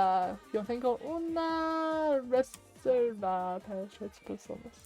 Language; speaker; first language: Spanish; non-native, learner; English